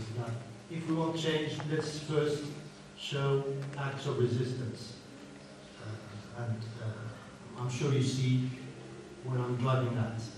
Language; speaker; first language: English; non-native, fluent; Arabic